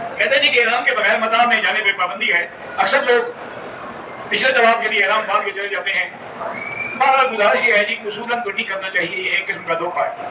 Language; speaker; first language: Urdu; early bilingual, heritage; Urdu